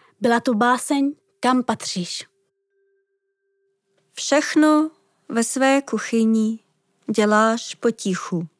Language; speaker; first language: Czech; early bilingual, other home language; Persian